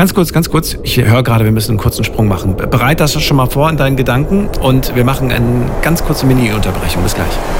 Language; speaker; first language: German; native; German